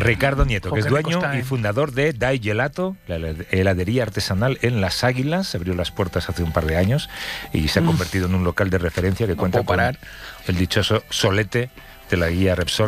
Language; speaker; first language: Spanish; native; Spanish